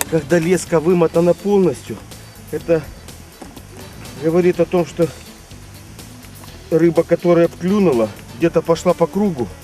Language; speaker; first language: Russian; native; Russian